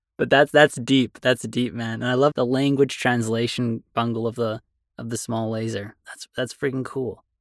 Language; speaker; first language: English; native; English